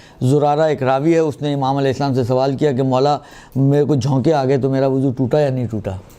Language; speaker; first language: Urdu; non-native, local second language; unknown